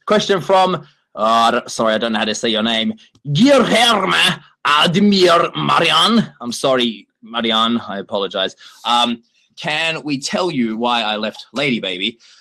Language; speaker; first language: English; native; English